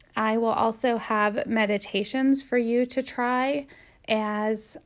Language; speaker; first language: English; native; English